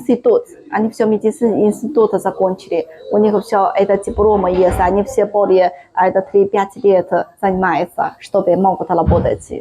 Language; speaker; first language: Russian; non-native, learner; Chinese